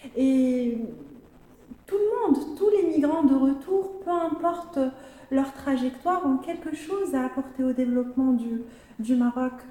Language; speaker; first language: French; non-native, local second language; Arabic